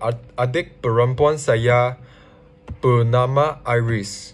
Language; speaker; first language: Indonesian; non-native, learner; Chinese